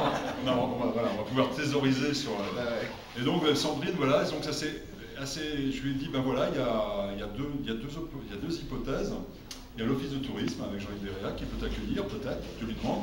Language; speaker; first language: French; native; French